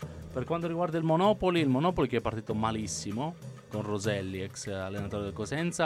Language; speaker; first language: Italian; native; Italian